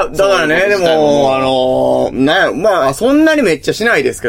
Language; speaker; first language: Japanese; native; Japanese